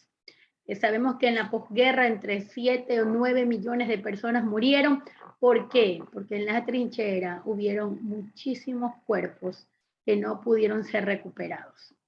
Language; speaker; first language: Spanish; native; Spanish